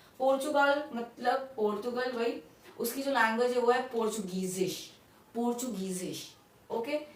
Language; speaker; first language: Hindi; native; Hindi